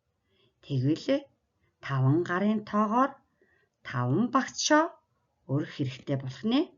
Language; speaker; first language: Mongolian; native; Mongolian